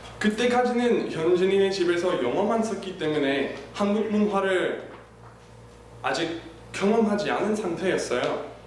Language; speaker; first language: Korean; non-native, fluent; English